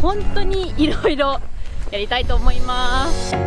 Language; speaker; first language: Japanese; non-native, fluent; German